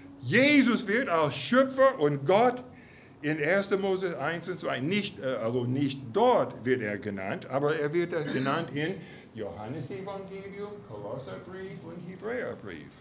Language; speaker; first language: German; non-native, fluent; English